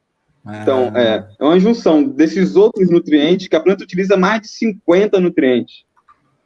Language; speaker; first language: Portuguese; native; Portuguese